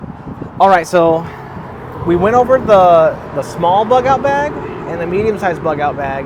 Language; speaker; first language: English; native; English